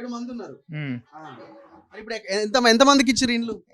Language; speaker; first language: Telugu; native; Telugu